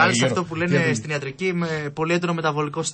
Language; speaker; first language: Greek; native; Greek